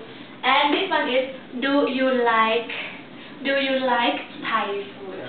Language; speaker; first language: English; non-native, learner; Thai